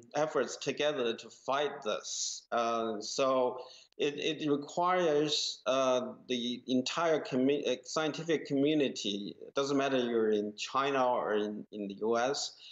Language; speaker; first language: English; non-native, fluent; Chinese